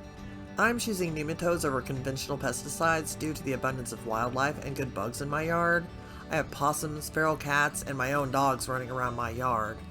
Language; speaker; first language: English; native; English